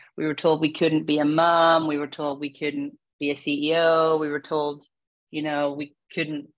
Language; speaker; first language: English; native; English